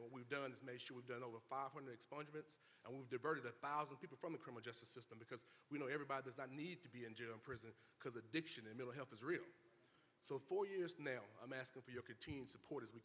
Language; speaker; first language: English; native; English